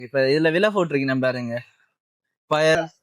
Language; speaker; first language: Tamil; native; Tamil